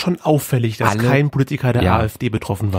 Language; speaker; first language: German; native; German